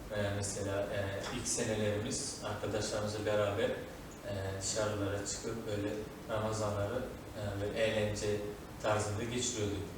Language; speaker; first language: Turkish; non-native, fluent; Uzbek